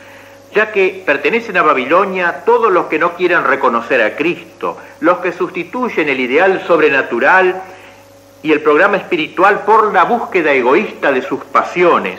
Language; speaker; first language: Spanish; native; Spanish